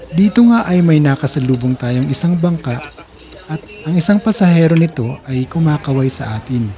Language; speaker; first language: Filipino; native; Filipino